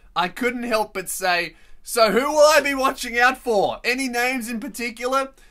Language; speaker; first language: English; native; English